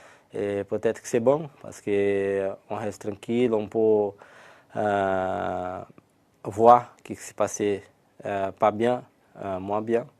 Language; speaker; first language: French; non-native, learner; Portuguese